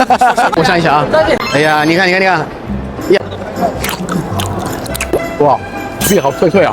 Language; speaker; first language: Chinese; non-native, fluent; Italian